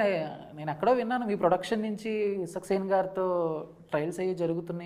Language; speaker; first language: Telugu; native; Telugu